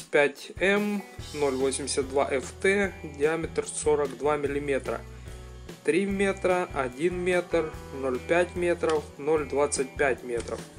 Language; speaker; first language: Russian; native; Russian